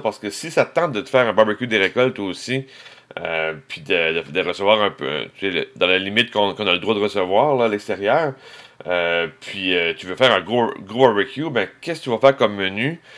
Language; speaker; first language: French; native; French